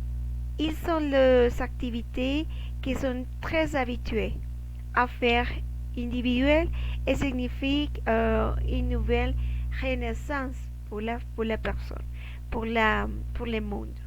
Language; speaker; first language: French; non-native, learner; Spanish